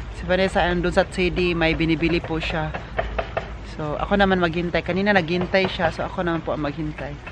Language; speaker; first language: Filipino; non-native, local second language; Cebuano